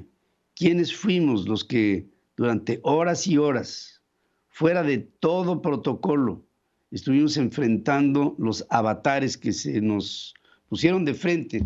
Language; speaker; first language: Spanish; native; Spanish